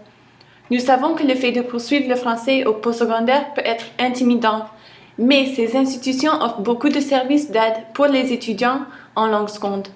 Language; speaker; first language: French; non-native, local second language; English